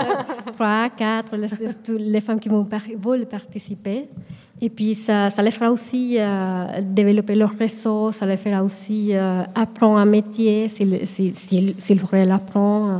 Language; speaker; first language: French; non-native, fluent; Spanish